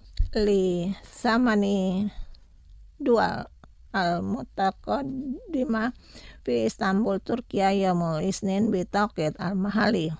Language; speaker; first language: Arabic; non-native, fluent; Indonesian